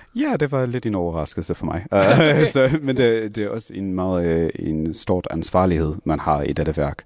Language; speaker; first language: Danish; non-native, fluent; English